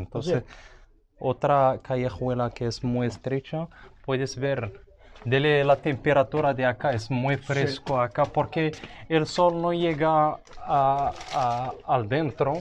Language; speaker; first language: Spanish; non-native, fluent; Arabic